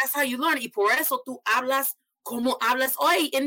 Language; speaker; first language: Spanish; non-native, fluent; English